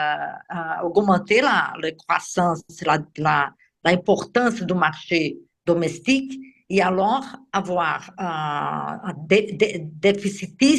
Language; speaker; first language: French; non-native, fluent; Portuguese